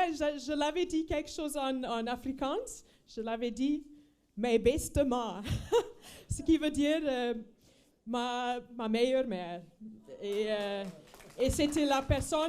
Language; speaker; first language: French; non-native, fluent; Afrikaans